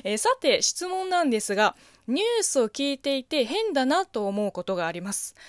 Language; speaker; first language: Japanese; non-native, fluent; Chinese